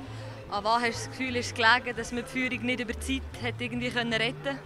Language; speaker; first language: German; native; German